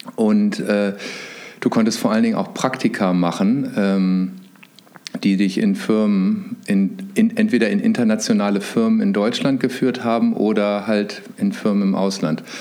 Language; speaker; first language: German; native; German